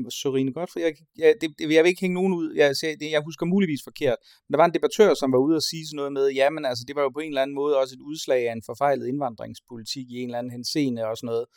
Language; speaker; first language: Danish; native; Danish